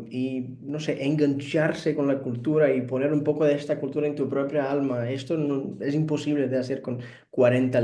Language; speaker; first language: Spanish; non-native, fluent; Portuguese